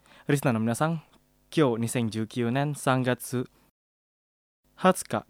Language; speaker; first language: Japanese; non-native, fluent; Indonesian